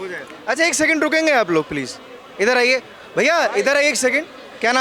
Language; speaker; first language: Hindi; native; Hindi